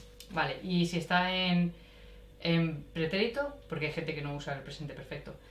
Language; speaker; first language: Spanish; native; Spanish